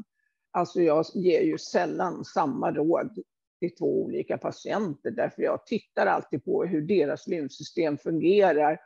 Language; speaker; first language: Swedish; native; Swedish